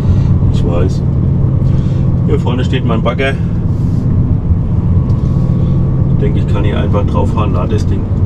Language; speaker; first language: German; native; German